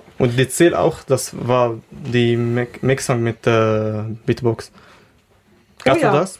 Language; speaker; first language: German; non-native, learner; Arabic